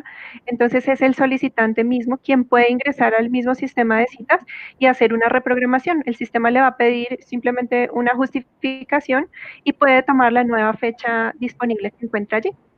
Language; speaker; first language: Spanish; native; Spanish